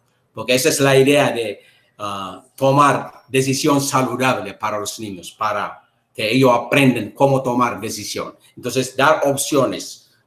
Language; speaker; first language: Spanish; non-native, learner; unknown